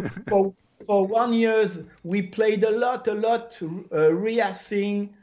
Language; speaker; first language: English; non-native, learner; French